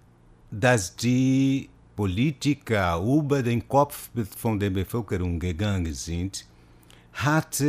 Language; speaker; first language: German; non-native, fluent; Portuguese